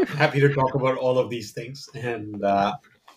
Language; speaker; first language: English; non-native, local second language; Malayalam